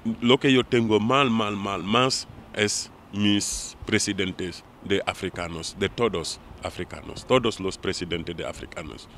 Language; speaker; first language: Spanish; non-native, learner; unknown